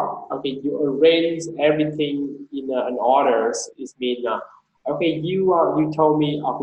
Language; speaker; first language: English; non-native, fluent; Vietnamese